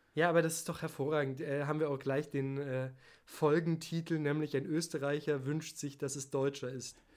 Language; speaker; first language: German; native; German